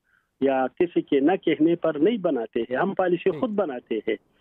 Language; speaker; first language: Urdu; non-native, fluent; Pashto